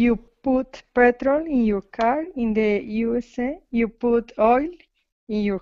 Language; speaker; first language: English; non-native, learner; Spanish